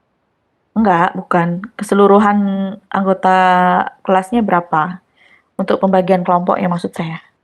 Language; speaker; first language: Indonesian; native; Indonesian